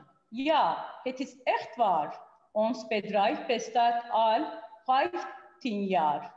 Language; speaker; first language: Dutch; non-native, learner; Turkish